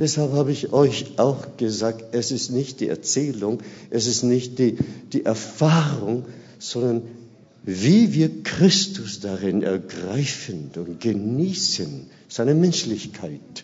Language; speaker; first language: German; non-native, fluent; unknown